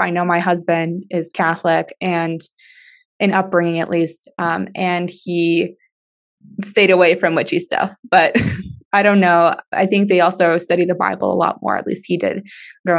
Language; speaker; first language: English; early bilingual, other home language; Russian